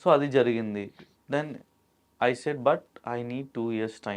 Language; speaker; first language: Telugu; non-native, local second language; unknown